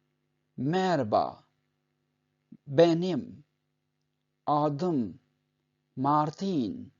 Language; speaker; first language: Turkish; non-native, fluent; Urdu